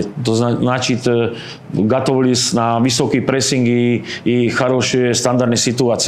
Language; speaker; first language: Russian; non-native, learner; Slovak